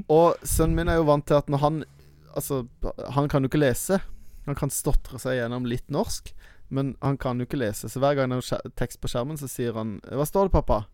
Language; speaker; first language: Norwegian; native; Norwegian